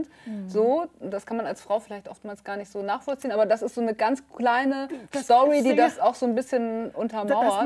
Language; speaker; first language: German; native; German